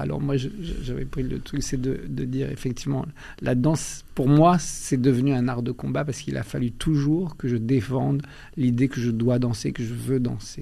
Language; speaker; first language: French; early bilingual, other home language; Albanian